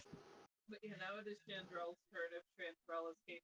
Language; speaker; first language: English; native; English